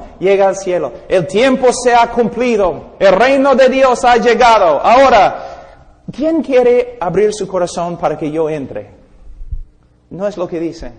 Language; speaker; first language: Spanish; non-native, fluent; English